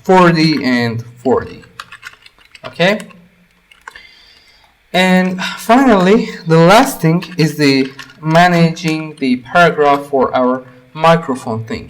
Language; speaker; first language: English; non-native, fluent; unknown